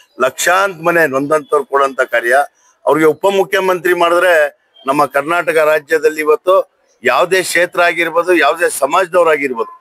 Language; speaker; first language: Kannada; non-native, local second language; Urdu